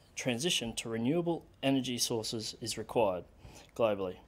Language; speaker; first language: English; native; English